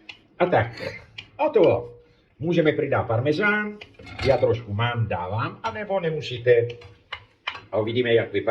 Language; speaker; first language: Czech; non-native, learner; Italian